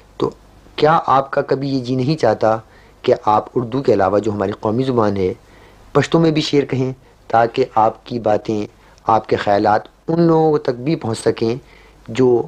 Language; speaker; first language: Urdu; native; Urdu